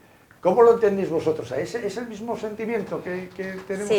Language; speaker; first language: Spanish; native; Spanish